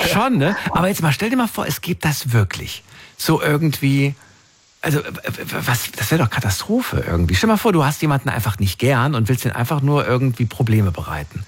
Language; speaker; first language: German; native; German